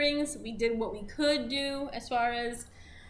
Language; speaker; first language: English; early bilingual, other home language; Spanish